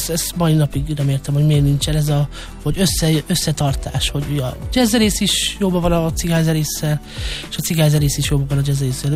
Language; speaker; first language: Hungarian; native; Hungarian